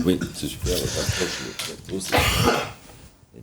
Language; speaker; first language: French; native; French